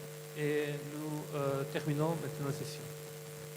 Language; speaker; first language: French; non-native, fluent; Korean